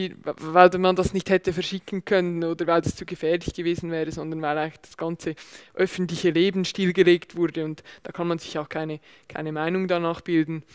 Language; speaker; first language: German; native; German